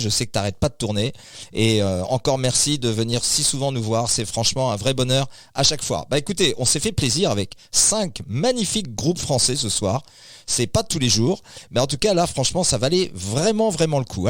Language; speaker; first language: French; native; French